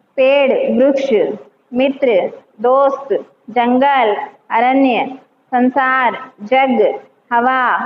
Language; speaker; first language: Hindi; non-native, local second language; Telugu